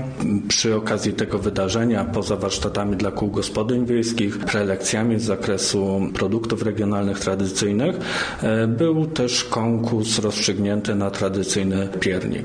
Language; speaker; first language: Polish; native; Polish